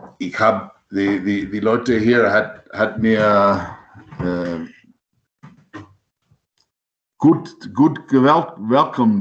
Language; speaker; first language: German; non-native, learner; English